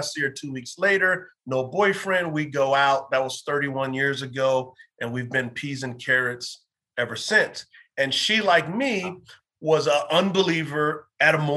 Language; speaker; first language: English; native; English